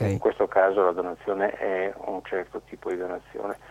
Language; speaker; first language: Italian; native; Italian